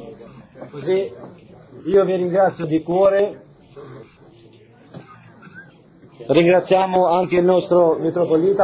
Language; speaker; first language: Italian; non-native, fluent; Albanian